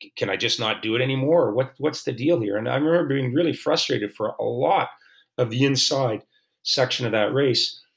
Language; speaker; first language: English; native; English